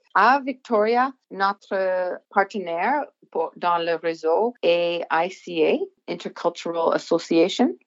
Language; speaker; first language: French; non-native, local second language; English